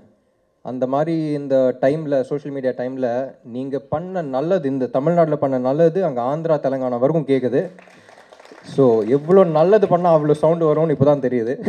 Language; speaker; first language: Tamil; non-native, local second language; Telugu